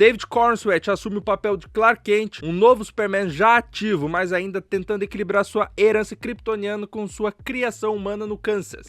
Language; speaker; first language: Portuguese; native; Portuguese